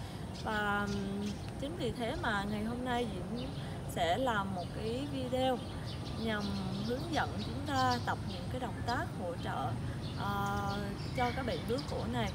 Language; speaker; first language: Vietnamese; native; Vietnamese